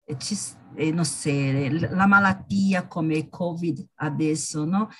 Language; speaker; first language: Italian; non-native, learner; Portuguese